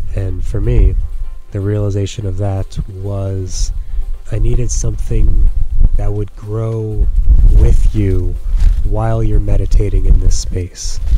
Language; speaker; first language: English; native; English